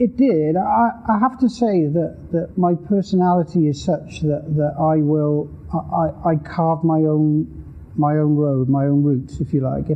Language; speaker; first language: English; native; English